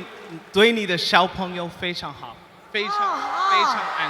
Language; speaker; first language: Chinese; non-native, learner; English